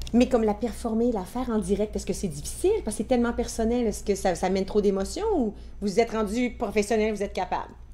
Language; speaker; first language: French; native; French